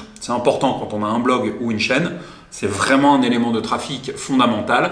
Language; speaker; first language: French; native; French